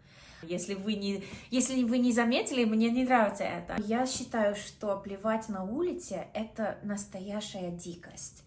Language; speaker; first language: Russian; non-native, fluent; English